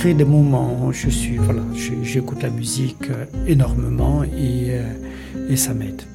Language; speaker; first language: French; non-native, local second language; Bambara